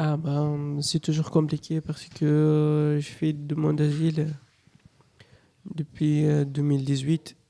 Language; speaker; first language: French; non-native, learner; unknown